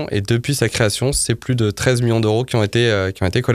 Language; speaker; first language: French; native; French